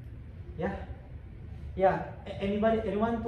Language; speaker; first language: English; non-native, fluent; Indonesian